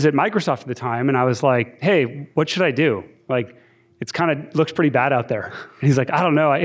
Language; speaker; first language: English; native; English